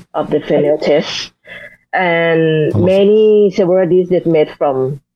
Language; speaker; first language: English; non-native, fluent; Thai